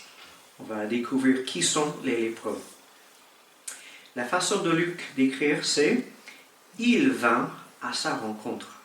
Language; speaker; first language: French; native; French